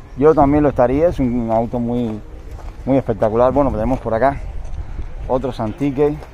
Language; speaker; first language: Spanish; native; Spanish